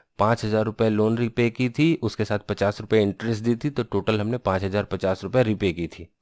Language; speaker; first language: Hindi; non-native, local second language; Bangla